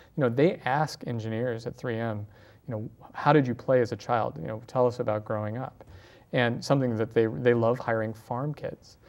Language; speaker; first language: English; native; English